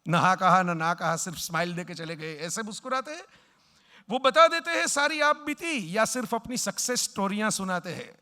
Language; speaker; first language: Hindi; non-native, local second language; Gujarati